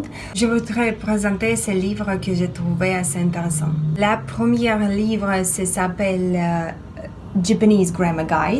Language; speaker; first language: French; non-native, fluent; Russian